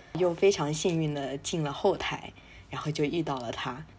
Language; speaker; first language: Chinese; native; Chinese